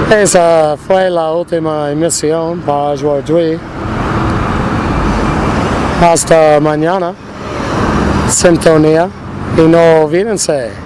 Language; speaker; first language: Spanish; non-native, learner; English